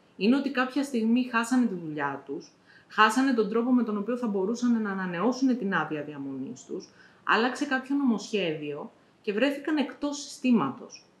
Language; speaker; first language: Greek; early bilingual, other home language; Arabic